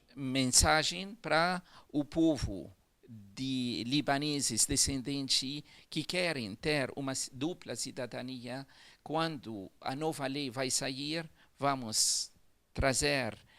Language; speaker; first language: Portuguese; non-native, fluent; Arabic